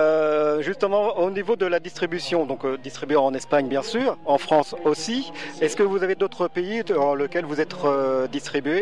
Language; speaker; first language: French; native; French